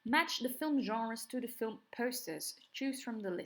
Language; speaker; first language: English; non-native, fluent; Dutch